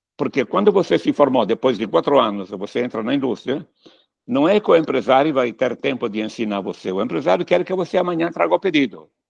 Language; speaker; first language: Portuguese; non-native, fluent; Italian